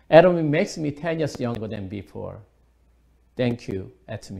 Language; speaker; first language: English; non-native, fluent; Korean